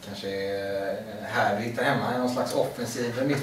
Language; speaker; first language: Swedish; native; Swedish